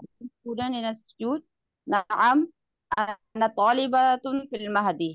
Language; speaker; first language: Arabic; non-native, learner; Urdu